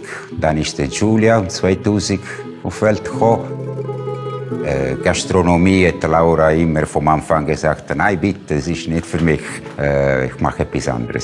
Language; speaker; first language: German; non-native, fluent; Italian